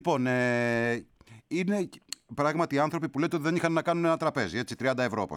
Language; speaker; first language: Greek; native; Greek